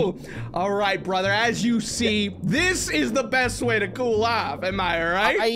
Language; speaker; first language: English; native; English